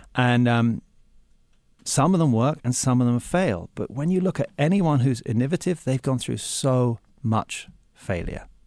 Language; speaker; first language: English; native; English